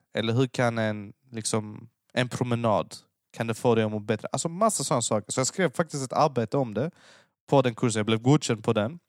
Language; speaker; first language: Swedish; early bilingual, other home language; Persian